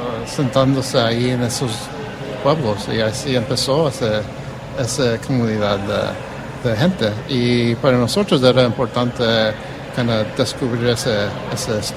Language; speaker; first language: Spanish; early bilingual, heritage; English